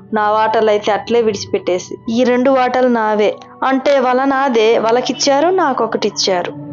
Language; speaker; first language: Telugu; non-native, local second language; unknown